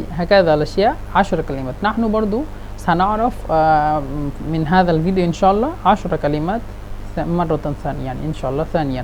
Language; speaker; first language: Egyptian Arabic; non-native, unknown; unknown